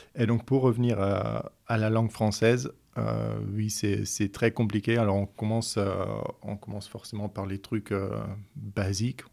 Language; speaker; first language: French; non-native, fluent; Dutch